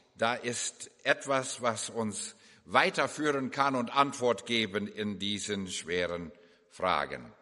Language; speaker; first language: German; early bilingual, heritage; English